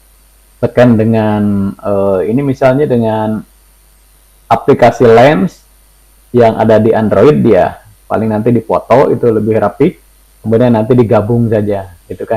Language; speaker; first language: Indonesian; native; Indonesian